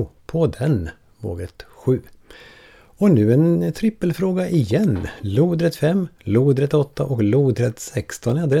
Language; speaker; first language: Swedish; native; Swedish